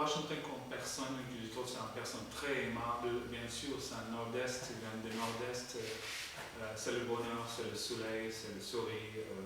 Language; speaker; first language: French; non-native, fluent; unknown